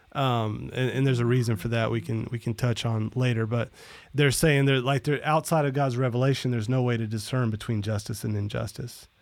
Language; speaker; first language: English; native; English